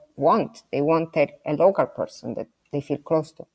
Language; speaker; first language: English; non-native, fluent; Italian